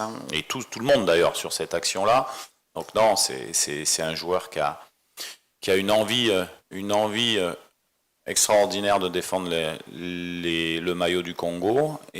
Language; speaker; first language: French; native; French